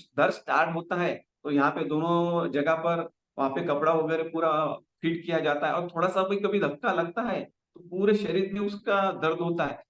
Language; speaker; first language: Hindi; non-native, local second language; Marathi